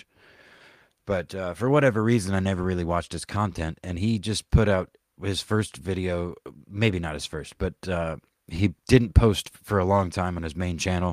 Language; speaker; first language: English; native; English